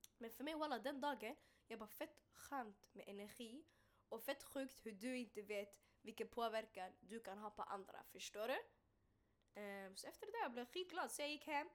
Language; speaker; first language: Swedish; early bilingual, other home language; Tigrinya